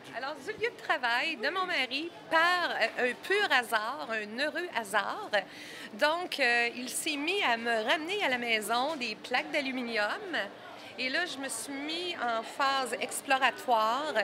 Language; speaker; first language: French; native; French